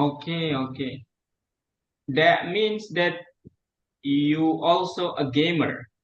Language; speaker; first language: English; non-native, fluent; Indonesian